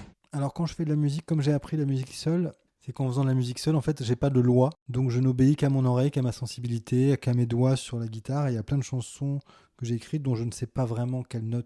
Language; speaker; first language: French; native; French